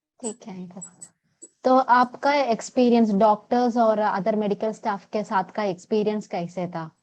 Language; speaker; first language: Hindi; non-native, local second language; Malayalam